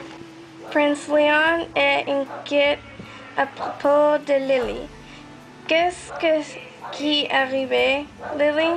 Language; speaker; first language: French; non-native, learner; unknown